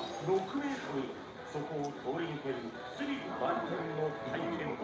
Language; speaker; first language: Japanese; native; Japanese